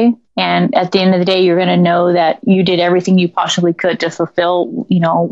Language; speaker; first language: English; native; English